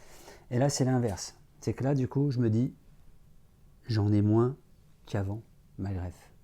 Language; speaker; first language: French; native; French